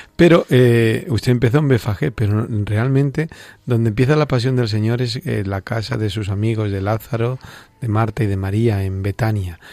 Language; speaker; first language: Spanish; native; Spanish